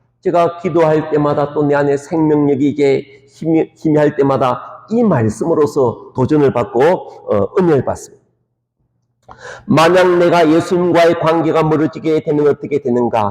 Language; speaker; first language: Korean; native; Korean